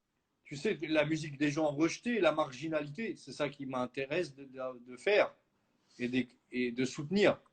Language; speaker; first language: French; native; French